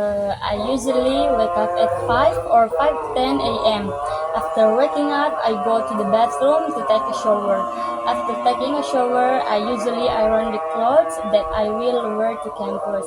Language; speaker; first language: English; non-native, learner; Indonesian